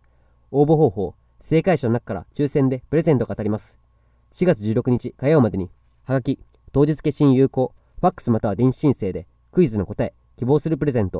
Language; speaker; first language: Japanese; native; Japanese